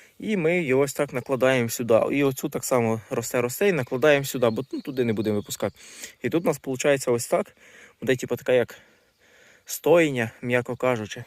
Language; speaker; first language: Ukrainian; non-native, local second language; Russian